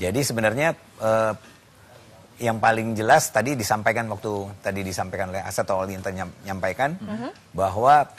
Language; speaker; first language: Indonesian; native; Indonesian